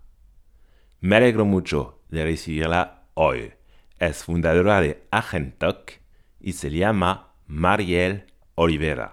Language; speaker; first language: Spanish; non-native, fluent; French